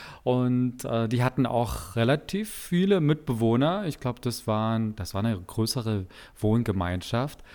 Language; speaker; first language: German; native; German